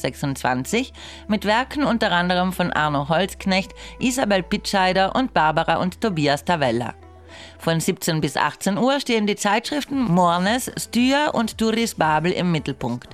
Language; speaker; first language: German; native; German